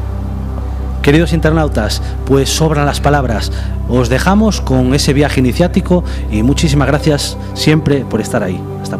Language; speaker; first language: Spanish; native; Spanish